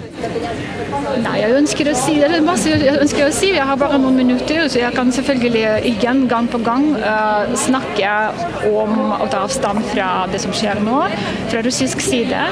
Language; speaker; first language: Norwegian; non-native, fluent; Russian